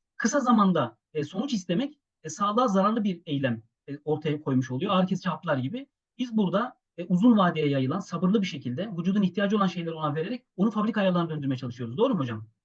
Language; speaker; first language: Turkish; native; Turkish